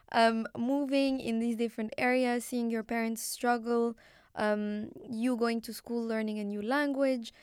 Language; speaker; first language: English; non-native, fluent; Arabic